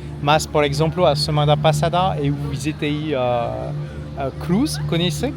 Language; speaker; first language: Portuguese; non-native, learner; French